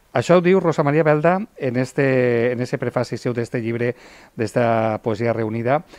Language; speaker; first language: Catalan; native; Catalan